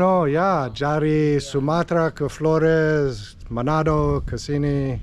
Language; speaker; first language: Indonesian; non-native, learner; English